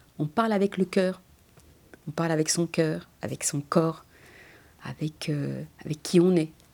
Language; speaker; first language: French; early bilingual, other home language; Spanish